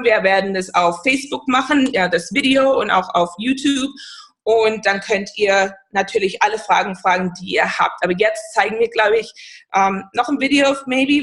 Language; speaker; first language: German; non-native, fluent; English